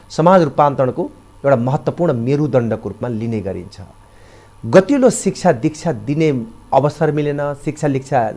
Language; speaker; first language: Nepali; native; Nepali